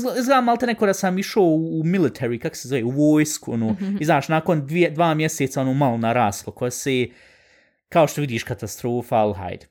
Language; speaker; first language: Bosnian; early bilingual, heritage; Bosnian